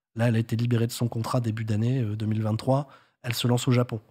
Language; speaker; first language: French; native; French